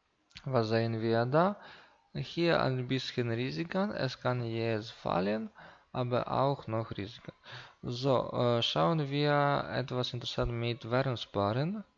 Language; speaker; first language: German; non-native, learner; Russian